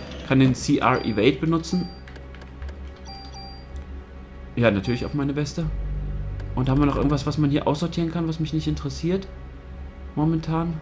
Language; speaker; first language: German; native; German